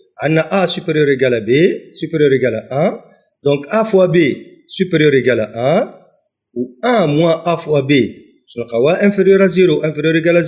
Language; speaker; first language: French; non-native, local second language; Arabic